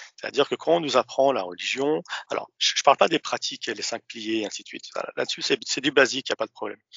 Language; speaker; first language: French; early bilingual, other home language; Arabic